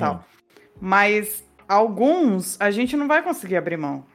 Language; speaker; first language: Portuguese; native; Portuguese